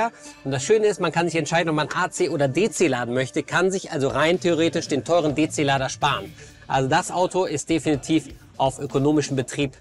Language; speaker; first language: German; native; German